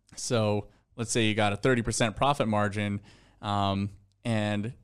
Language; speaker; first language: English; native; English